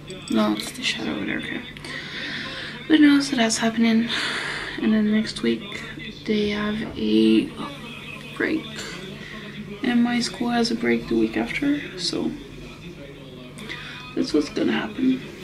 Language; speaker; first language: English; non-native, fluent; Dutch